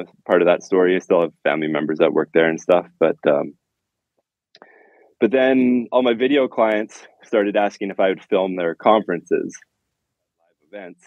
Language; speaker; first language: English; native; English